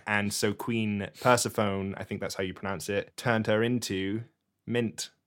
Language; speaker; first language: English; native; English